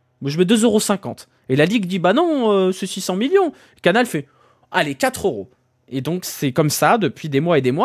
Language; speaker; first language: French; native; French